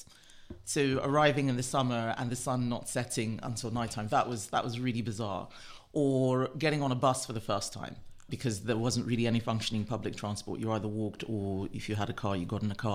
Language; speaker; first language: English; non-native, local second language; Yoruba